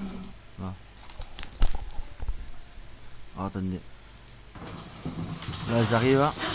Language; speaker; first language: French; native; French